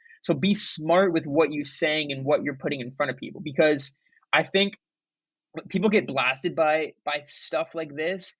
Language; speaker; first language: English; native; English